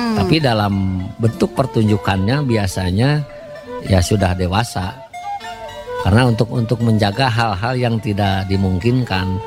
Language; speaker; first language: Indonesian; native; Indonesian